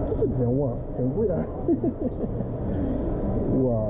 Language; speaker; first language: Chinese; non-native, learner; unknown